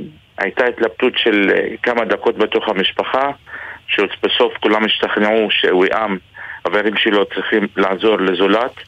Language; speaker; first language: Hebrew; non-native, local second language; Arabic